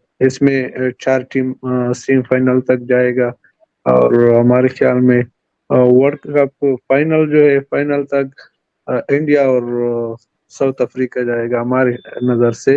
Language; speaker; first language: Hindi; non-native, fluent; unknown